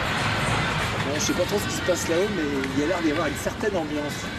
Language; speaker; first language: French; native; French